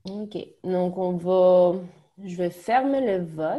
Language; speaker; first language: French; native; French